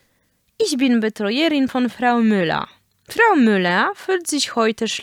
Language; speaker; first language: German; non-native, fluent; Polish